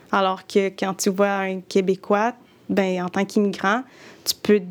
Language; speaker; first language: French; early bilingual, other home language; Spanish